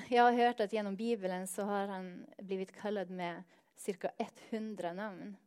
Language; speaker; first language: Swedish; non-native, fluent; Norwegian